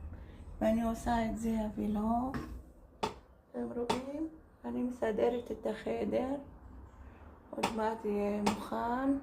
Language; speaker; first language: Hebrew; non-native, learner; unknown